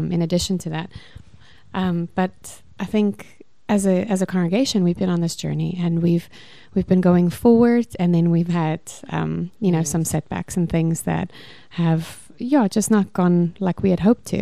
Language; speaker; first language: English; non-native, local second language; Afrikaans